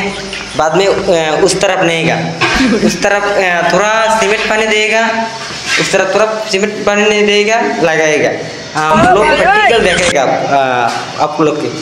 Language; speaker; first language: Hindi; non-native, learner; Bangla